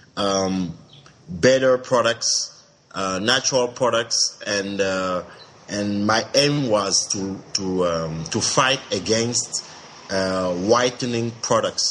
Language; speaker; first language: English; non-native, local second language; French